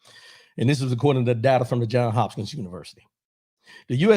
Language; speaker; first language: English; native; English